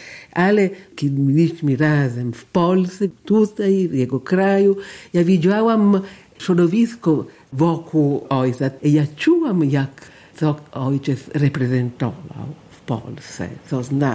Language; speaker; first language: Polish; non-native, learner; Italian